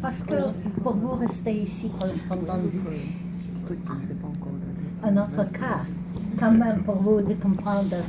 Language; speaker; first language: French; non-native, learner; English